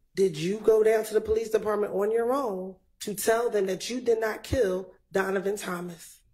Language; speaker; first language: English; native; English